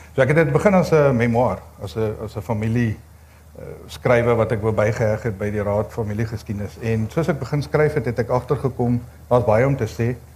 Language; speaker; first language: Afrikaans; native; Afrikaans